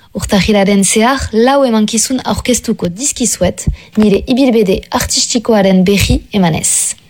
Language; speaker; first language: Basque; non-native, local second language; French